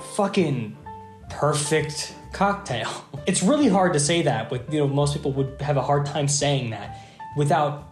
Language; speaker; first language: English; native; English